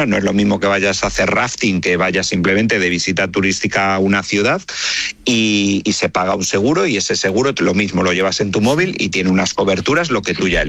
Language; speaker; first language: Spanish; native; Spanish